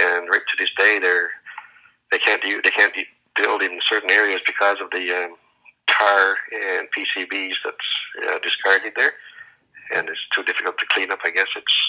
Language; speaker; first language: English; native; English